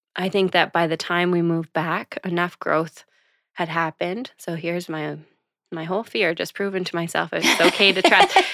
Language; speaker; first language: English; native; English